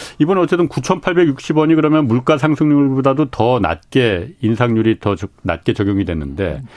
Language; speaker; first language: Korean; native; Korean